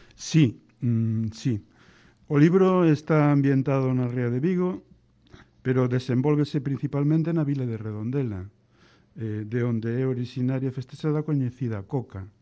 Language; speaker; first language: Galician; native; Galician